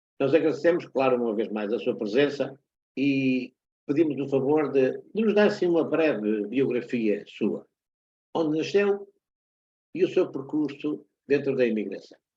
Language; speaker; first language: Portuguese; native; Portuguese